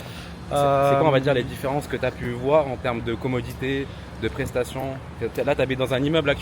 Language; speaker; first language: French; native; French